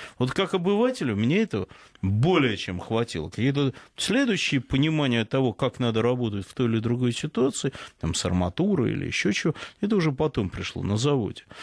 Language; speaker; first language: Russian; native; Russian